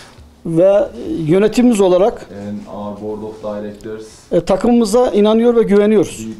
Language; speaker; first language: Turkish; native; Turkish